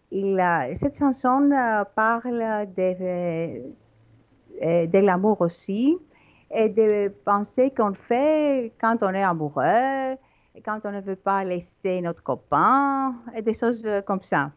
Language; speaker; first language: French; non-native, learner; Greek